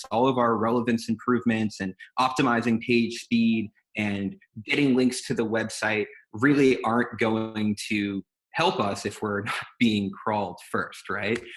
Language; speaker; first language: English; native; English